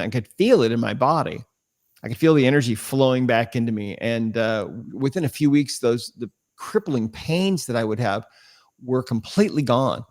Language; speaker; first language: English; native; English